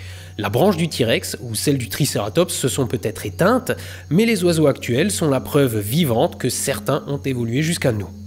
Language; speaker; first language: French; native; French